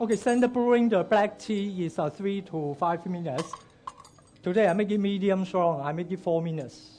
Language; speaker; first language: English; non-native, local second language; Cantonese